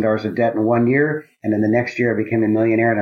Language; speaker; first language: English; native; English